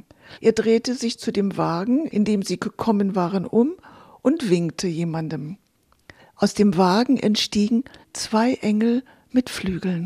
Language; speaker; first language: German; native; German